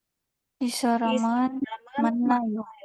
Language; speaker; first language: Korean; non-native, learner; Indonesian